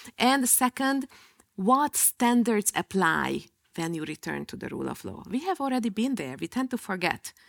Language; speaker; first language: English; non-native, fluent; Hungarian